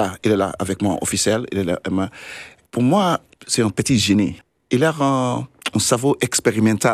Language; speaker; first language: French; non-native, learner; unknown